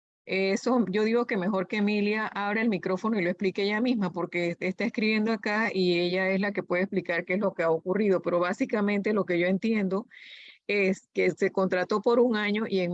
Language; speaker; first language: Spanish; native; Spanish